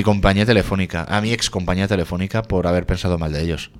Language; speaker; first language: Spanish; native; Spanish